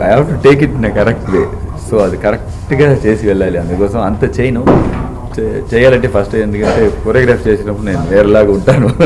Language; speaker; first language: Telugu; non-native, local second language; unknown